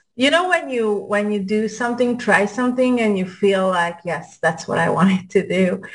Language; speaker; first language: English; non-native, fluent; Hungarian